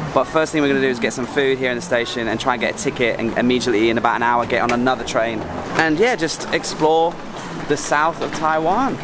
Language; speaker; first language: English; native; English